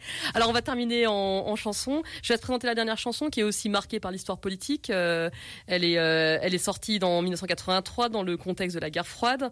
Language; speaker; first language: French; native; French